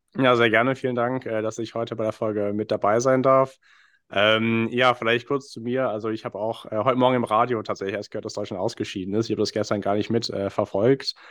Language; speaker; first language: German; non-native, fluent; English